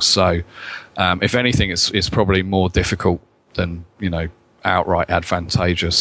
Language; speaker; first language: English; native; English